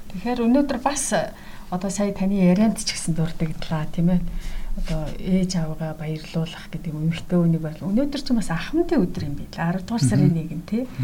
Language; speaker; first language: Mongolian; native; Mongolian